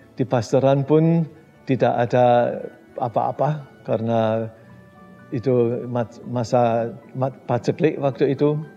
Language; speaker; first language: Indonesian; non-native, fluent; German